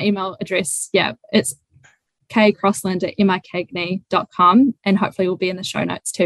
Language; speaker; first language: English; native; English